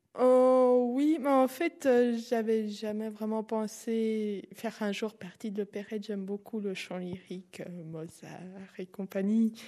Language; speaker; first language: French; native; French